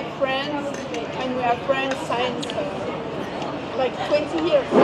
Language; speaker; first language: English; non-native, fluent; French